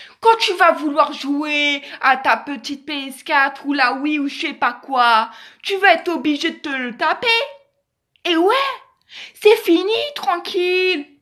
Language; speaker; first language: French; native; French